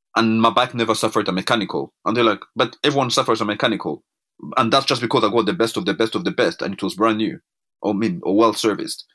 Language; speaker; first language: English; non-native, local second language; Kinyarwanda